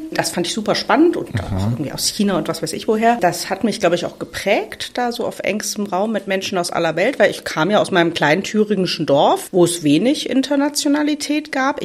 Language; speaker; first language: German; native; German